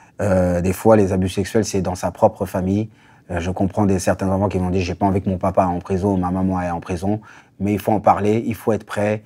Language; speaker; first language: French; native; French